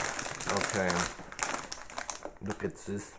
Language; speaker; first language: English; non-native, learner; German